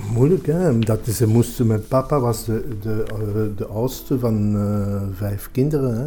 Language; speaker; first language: Dutch; non-native, local second language; Italian